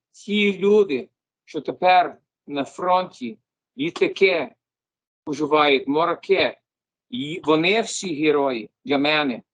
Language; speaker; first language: Ukrainian; early bilingual, heritage; English